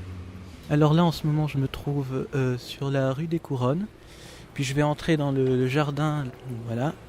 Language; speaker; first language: French; native; French